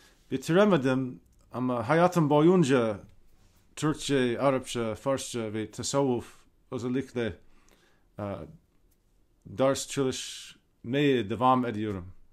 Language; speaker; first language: Turkish; non-native, fluent; English